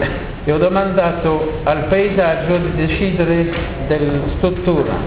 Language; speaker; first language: Italian; non-native, learner; French